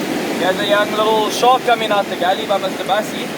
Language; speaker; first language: English; native; English